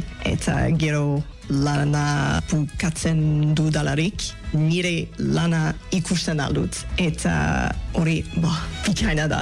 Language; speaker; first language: Basque; non-native, fluent; English